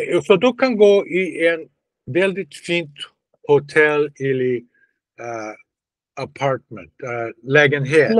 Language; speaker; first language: Swedish; non-native, learner; Russian